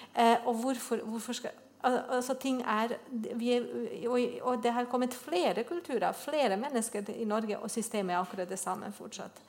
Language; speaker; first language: Norwegian; non-native, fluent; Bosnian